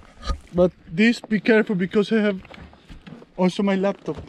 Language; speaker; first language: English; non-native, learner; Italian